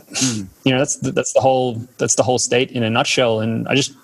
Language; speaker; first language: English; native; English